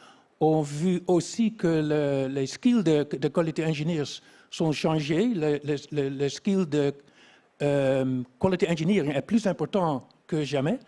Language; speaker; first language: French; non-native, fluent; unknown